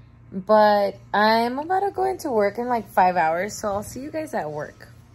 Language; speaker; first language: English; early bilingual, other home language; Spanish